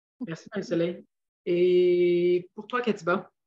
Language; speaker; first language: French; native; French